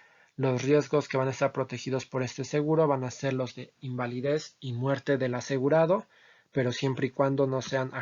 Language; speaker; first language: Spanish; native; Spanish